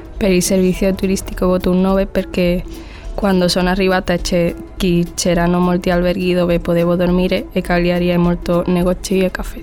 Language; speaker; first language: Italian; non-native, learner; Spanish